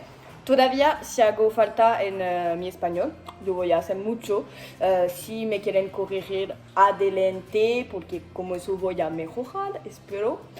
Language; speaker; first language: Spanish; non-native, learner; French